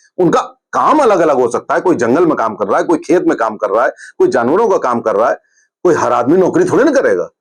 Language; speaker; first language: Hindi; native; Hindi